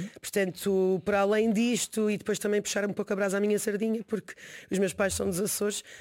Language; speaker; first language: Portuguese; early bilingual, heritage; Portuguese